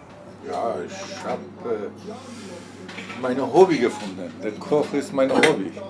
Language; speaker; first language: German; non-native, learner; Persian